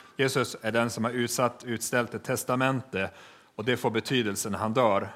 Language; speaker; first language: Swedish; native; Swedish